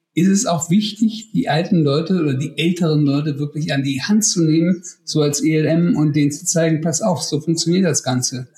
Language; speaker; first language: German; native; German